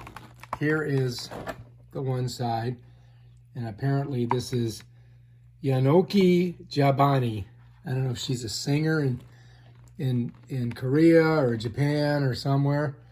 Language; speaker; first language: English; native; English